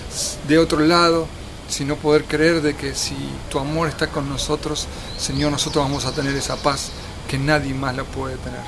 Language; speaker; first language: Spanish; native; Spanish